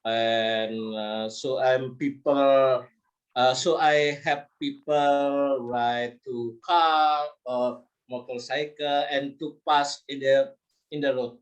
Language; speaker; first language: English; non-native, learner; Indonesian